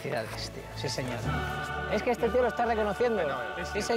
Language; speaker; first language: Spanish; native; Spanish